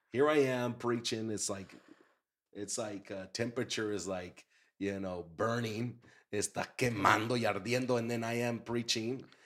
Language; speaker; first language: English; early bilingual, other home language; Spanish